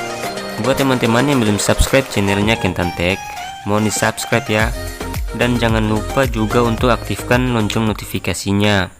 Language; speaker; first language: Indonesian; native; Indonesian